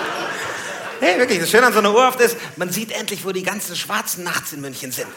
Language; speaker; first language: German; native; German